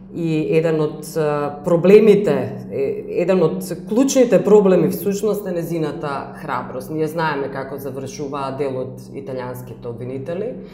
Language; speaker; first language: Macedonian; native; Macedonian